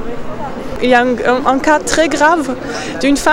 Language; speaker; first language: French; non-native, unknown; German